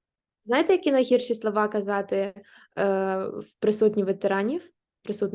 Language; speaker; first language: Ukrainian; native; Ukrainian